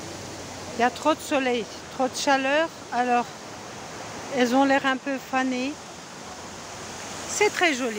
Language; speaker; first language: French; non-native, fluent; Turkish